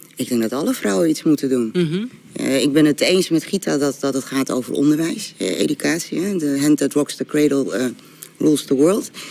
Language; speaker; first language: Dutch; early bilingual, other home language; Korean